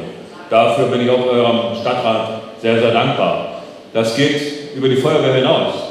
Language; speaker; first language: German; native; German